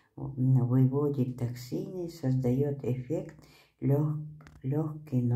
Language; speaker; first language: Russian; non-native, local second language; Kazakh